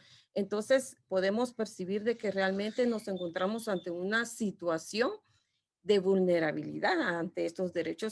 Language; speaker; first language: Spanish; non-native, local second language; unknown